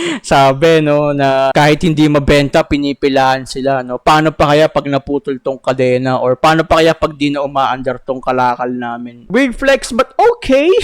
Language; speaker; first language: Filipino; native; Filipino